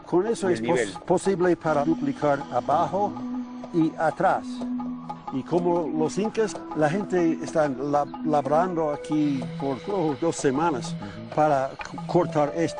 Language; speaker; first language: Spanish; non-native, learner; English